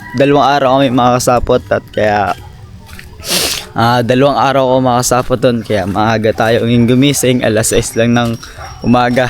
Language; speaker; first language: Filipino; native; Filipino